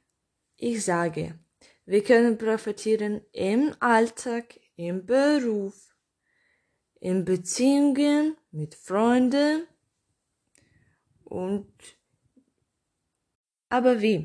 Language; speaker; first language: German; non-native, learner; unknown